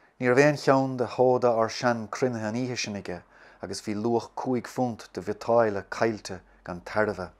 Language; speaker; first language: Irish; native; Irish